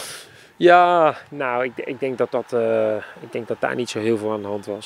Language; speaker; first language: Dutch; native; Dutch